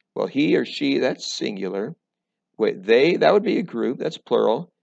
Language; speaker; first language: English; native; English